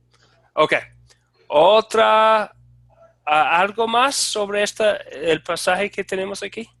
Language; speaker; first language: Spanish; non-native, fluent; English